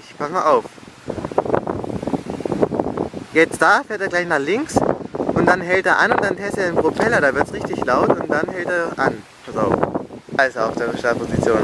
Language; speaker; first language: German; native; German